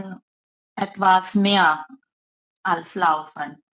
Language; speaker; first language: German; non-native, learner; Urdu